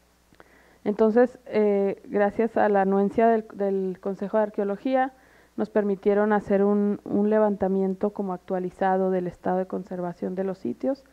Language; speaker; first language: Spanish; native; Spanish